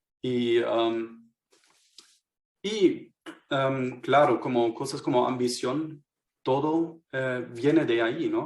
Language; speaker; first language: Spanish; non-native, fluent; German